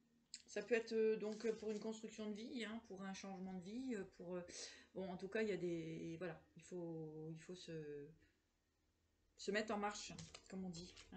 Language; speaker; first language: French; native; French